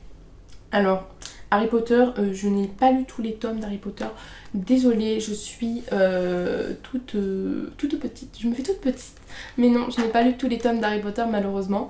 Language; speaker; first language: French; native; French